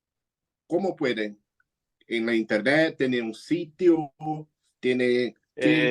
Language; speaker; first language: Spanish; non-native, learner; Portuguese